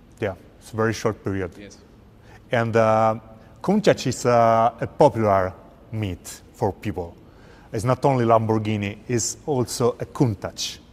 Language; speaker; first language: English; non-native, fluent; Italian